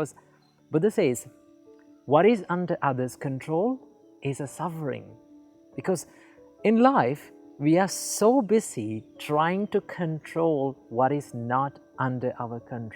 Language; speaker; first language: English; non-native, local second language; Sinhala